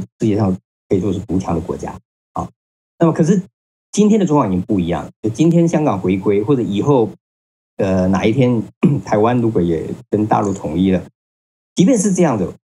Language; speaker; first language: Chinese; native; Chinese